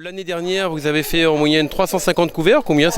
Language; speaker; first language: French; native; French